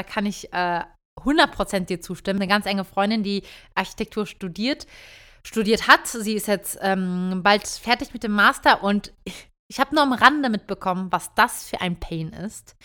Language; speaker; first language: German; early bilingual, other home language; Turkish